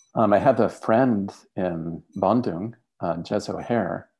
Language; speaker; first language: English; native; English